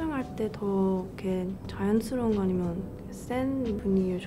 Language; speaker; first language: Korean; early bilingual, heritage; Korean